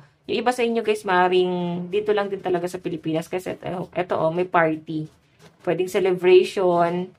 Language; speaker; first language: Filipino; native; Filipino